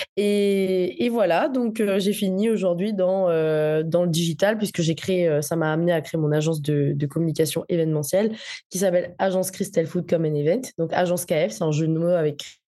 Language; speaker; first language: French; non-native, local second language; Morisyen